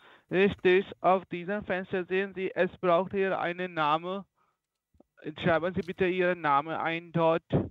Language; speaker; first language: German; non-native, learner; Hindi